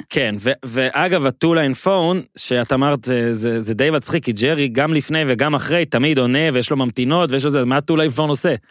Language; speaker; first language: Hebrew; native; Hebrew